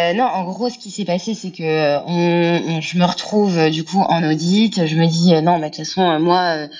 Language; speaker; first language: French; native; French